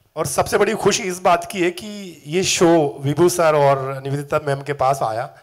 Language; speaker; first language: Hindi; native; Hindi